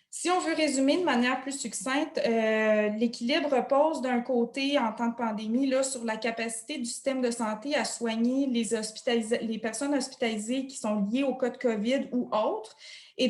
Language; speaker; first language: French; native; French